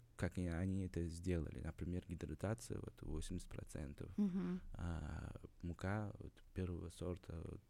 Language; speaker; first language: Russian; non-native, local second language; Uzbek